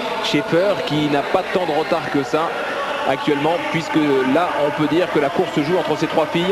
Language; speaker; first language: French; native; French